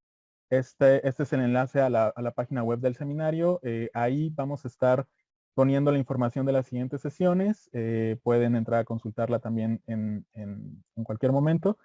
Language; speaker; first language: Spanish; native; Spanish